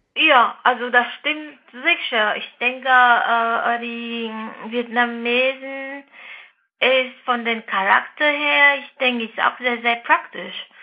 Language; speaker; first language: German; non-native, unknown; Vietnamese